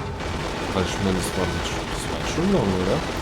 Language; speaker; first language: German; native; German